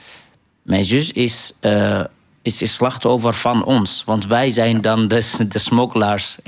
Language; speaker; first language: Dutch; non-native, fluent; Arabic